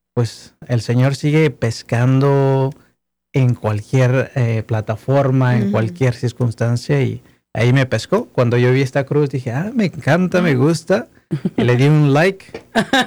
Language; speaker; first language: Spanish; native; Spanish